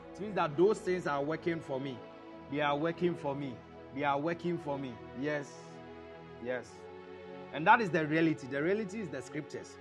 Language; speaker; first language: English; non-native, local second language; Akan